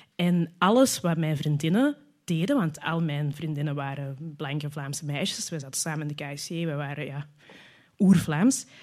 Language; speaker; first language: Dutch; native; Dutch